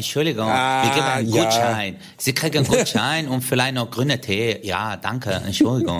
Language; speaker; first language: German; early bilingual, other home language; Turkish